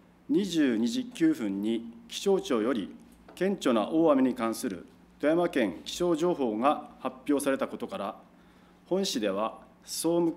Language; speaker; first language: Japanese; native; Japanese